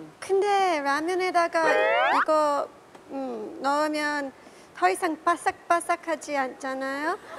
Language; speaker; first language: Korean; non-native, fluent; English